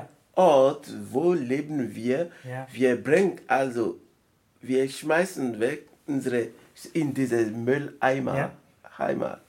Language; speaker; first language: German; non-native, learner; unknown